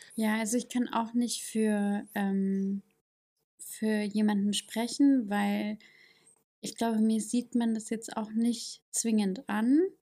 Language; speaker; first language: German; native; German